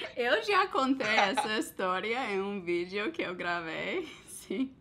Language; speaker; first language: Portuguese; non-native, learner; English